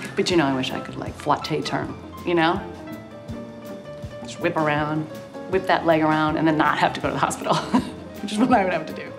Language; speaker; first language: English; native; English